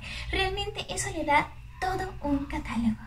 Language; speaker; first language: Spanish; native; Spanish